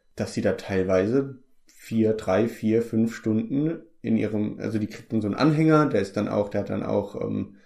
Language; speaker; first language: German; native; German